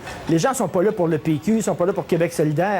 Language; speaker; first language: French; native; French